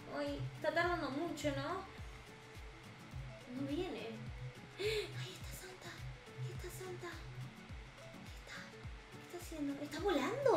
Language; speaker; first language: Spanish; native; Spanish